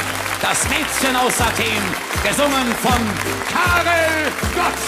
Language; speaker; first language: German; native; German